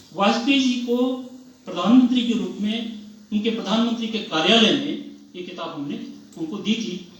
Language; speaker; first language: Hindi; non-native, local second language; Bangla